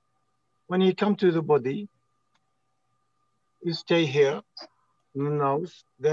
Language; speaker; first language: English; non-native, learner; French